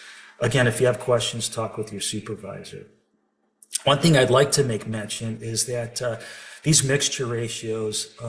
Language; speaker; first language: English; native; English